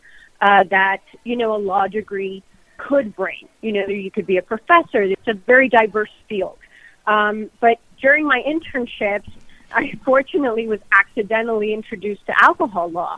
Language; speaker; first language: English; native; English